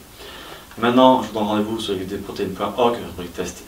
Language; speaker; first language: French; native; French